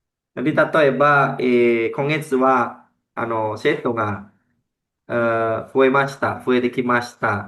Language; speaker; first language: Japanese; non-native, fluent; Indonesian